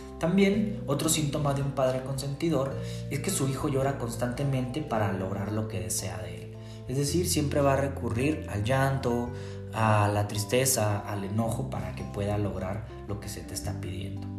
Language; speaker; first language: Spanish; native; Spanish